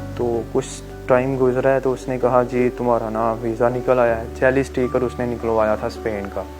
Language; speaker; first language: Urdu; non-native, local second language; Punjabi